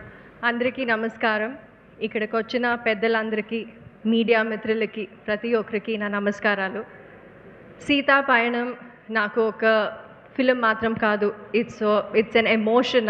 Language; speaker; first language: Telugu; non-native, fluent; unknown